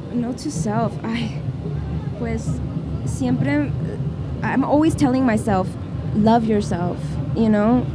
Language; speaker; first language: English; early bilingual, other home language; Spanish